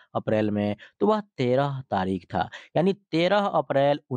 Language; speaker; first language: Hindi; native; Hindi